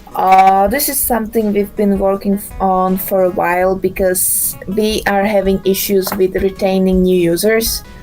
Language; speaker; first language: English; non-native, fluent; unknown